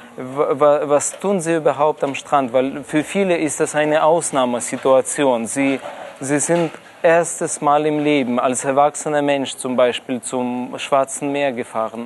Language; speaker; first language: German; non-native, fluent; Russian